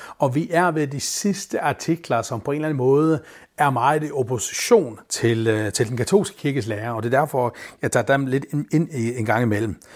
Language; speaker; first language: Danish; non-native, local second language; Faroese